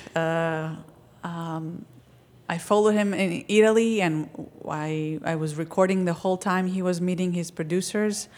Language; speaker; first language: English; non-native, fluent; Greek